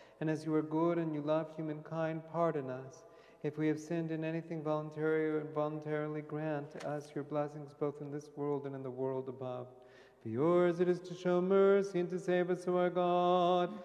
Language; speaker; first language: English; native; English